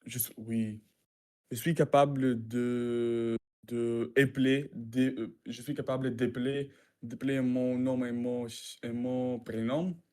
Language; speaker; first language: French; non-native, learner; Russian